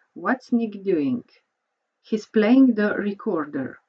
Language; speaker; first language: English; non-native, fluent; Slovenian